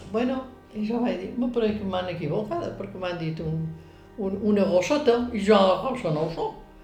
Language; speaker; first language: Catalan; native; Catalan